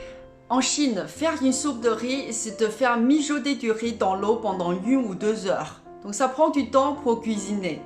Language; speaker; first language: French; non-native, fluent; Cantonese